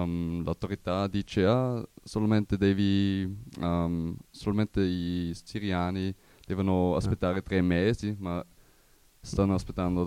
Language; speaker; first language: Italian; non-native, learner; German